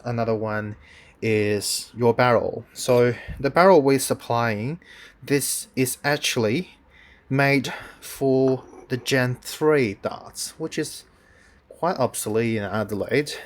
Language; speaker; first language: English; non-native, fluent; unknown